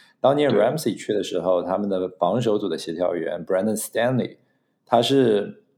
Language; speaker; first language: Chinese; native; Chinese